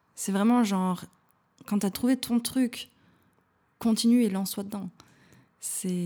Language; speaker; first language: French; native; French